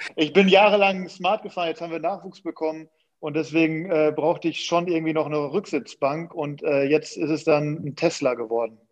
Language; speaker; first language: German; native; German